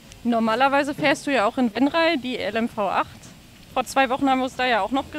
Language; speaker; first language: German; native; German